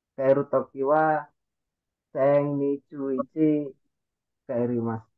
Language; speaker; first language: Japanese; non-native, learner; Indonesian